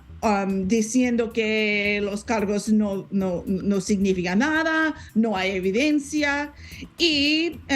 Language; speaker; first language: Spanish; non-native, learner; English